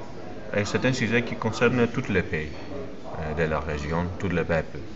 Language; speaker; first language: French; non-native, fluent; Greek